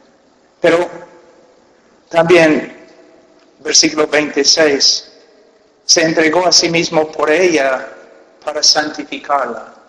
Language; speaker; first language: Spanish; non-native, fluent; English